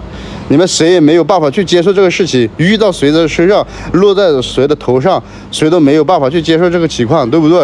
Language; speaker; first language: Chinese; native; Chinese